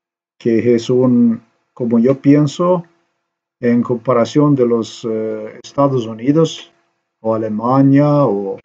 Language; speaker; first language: Spanish; non-native, learner; Slovenian